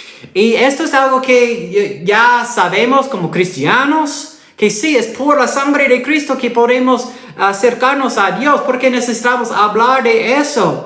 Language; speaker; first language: Spanish; non-native, fluent; English